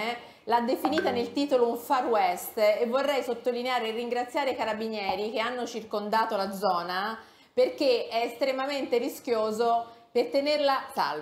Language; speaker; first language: Italian; native; Italian